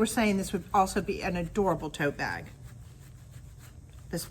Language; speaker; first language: English; native; English